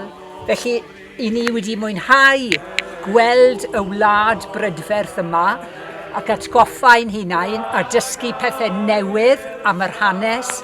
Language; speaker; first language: Welsh; native; Welsh